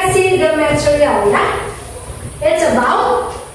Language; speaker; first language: English; non-native, fluent; Indonesian